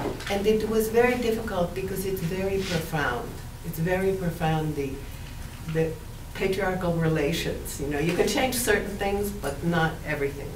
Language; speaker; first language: English; native; English